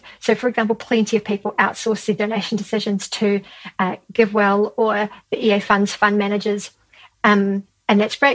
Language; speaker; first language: English; native; English